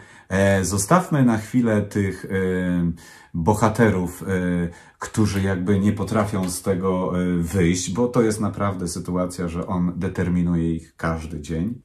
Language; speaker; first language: Polish; native; Polish